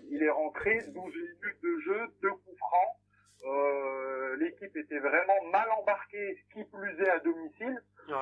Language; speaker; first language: French; native; French